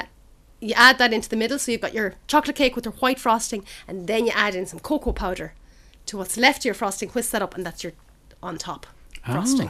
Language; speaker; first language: English; native; English